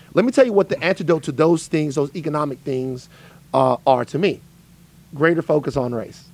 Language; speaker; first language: English; native; English